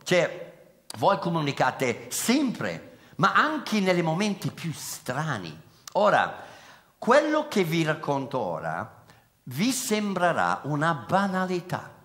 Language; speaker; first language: Italian; non-native, fluent; English